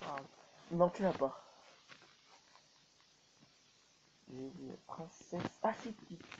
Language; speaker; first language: French; native; French